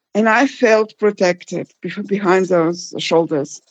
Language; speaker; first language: English; non-native, fluent; German